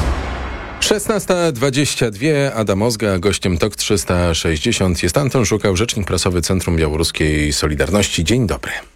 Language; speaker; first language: Polish; native; Polish